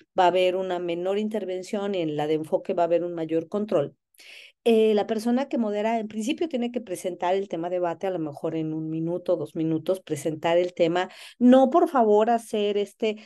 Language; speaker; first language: Spanish; native; Spanish